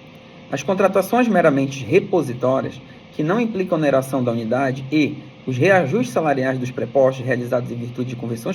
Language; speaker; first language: Portuguese; native; Portuguese